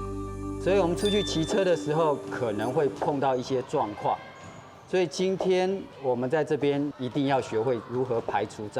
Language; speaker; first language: Chinese; native; Chinese